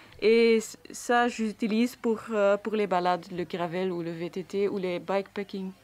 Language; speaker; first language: French; non-native, local second language; Dutch